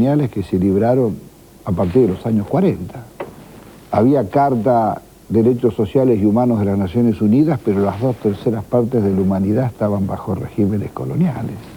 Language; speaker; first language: Spanish; native; Spanish